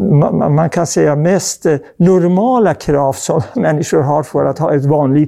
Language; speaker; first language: Swedish; non-native, fluent; Persian